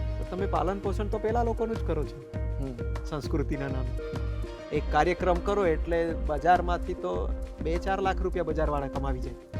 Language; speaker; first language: Gujarati; non-native, local second language; Bhili